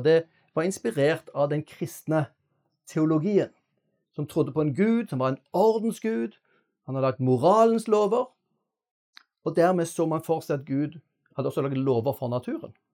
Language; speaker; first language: Norwegian; native; Norwegian